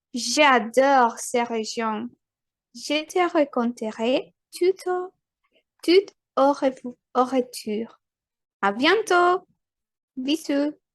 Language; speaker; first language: French; non-native, fluent; Spanish